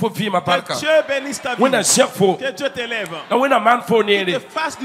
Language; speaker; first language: French; non-native, local second language; Mossi